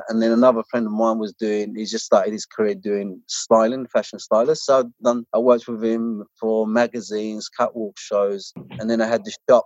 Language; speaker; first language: English; non-native, local second language; Arabic